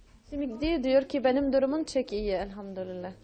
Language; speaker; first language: Turkish; non-native, learner; Arabic